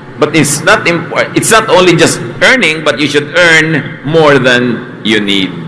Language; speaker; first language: English; non-native, local second language; Filipino